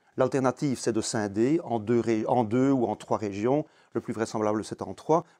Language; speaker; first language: French; native; French